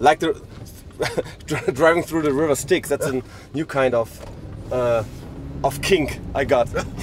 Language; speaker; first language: English; non-native, fluent; German